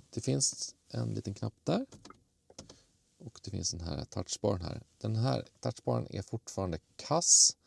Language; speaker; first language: Swedish; native; Swedish